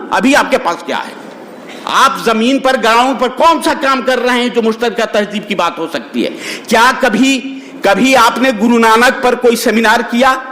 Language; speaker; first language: Urdu; native; Urdu